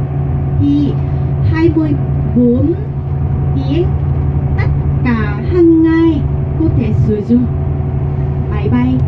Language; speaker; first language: Vietnamese; non-native, learner; Korean